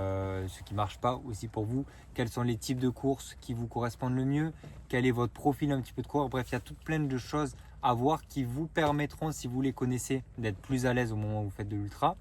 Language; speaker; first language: French; native; French